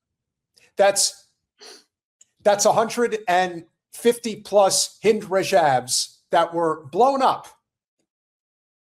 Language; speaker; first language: English; native; English